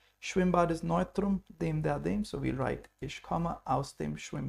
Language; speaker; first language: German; non-native, fluent; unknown